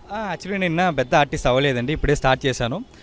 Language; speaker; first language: Telugu; early bilingual, heritage; Tamil